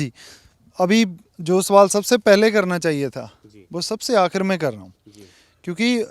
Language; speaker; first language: Hindi; non-native, local second language; Punjabi